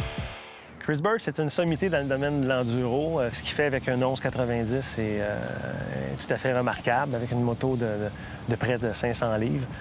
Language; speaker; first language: French; native; French